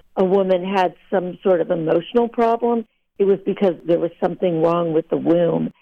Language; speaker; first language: English; early bilingual, other home language; Lithuanian